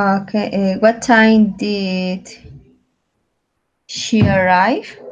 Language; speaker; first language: English; non-native, learner; Spanish